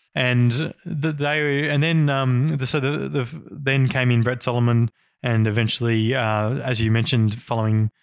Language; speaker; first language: English; native; English